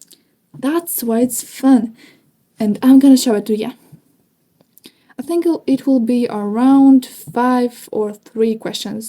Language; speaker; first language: English; non-native, fluent; Ukrainian